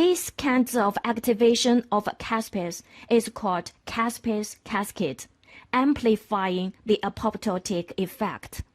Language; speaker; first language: English; non-native, fluent; Chinese